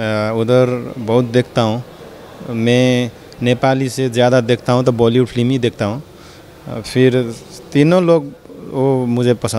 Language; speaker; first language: Hindi; non-native, learner; Nepali